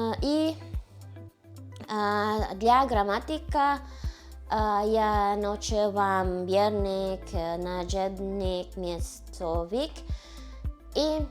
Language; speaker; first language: Polish; non-native, learner; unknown